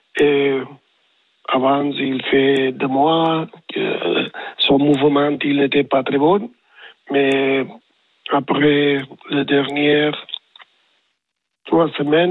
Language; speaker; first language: French; non-native, learner; Spanish